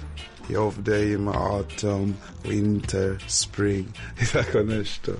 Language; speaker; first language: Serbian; non-native, learner; English